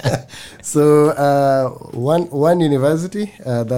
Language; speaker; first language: English; non-native, local second language; Swahili